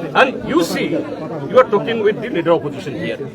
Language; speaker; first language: English; non-native, local second language; Bangla